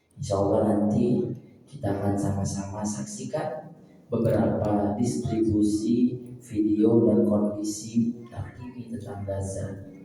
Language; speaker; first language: Indonesian; native; Indonesian